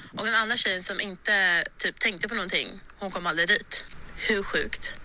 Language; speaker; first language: Swedish; native; Swedish